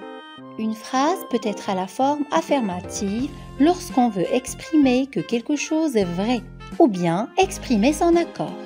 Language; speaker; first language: French; non-native, local second language; Arabic